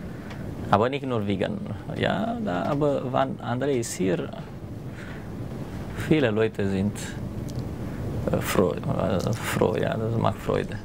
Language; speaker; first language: German; non-native, learner; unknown